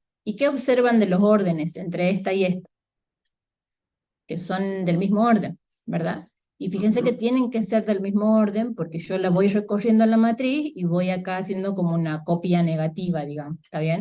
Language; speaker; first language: Spanish; native; Spanish